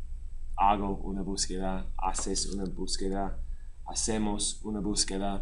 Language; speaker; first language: Spanish; non-native, fluent; English